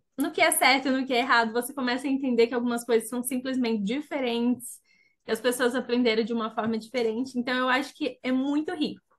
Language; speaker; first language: Portuguese; native; Portuguese